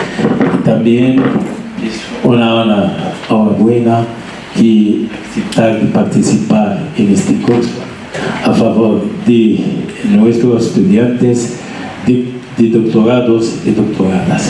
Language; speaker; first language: Spanish; non-native, learner; Arabic